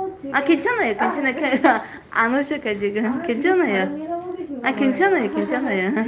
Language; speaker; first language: Korean; non-native, learner; Tajik